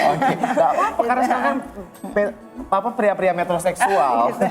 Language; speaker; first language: Indonesian; native; Indonesian